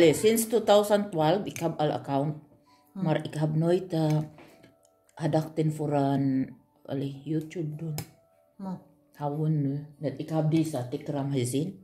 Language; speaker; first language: Dutch; non-native, learner; Filipino